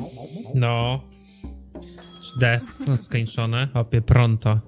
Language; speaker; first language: Polish; native; Polish